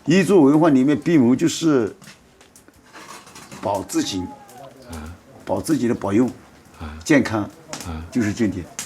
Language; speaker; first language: Chinese; non-native, local second language; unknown